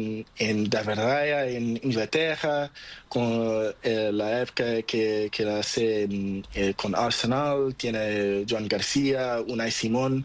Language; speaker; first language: Spanish; non-native, learner; Portuguese